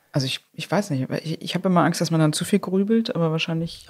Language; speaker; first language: German; native; German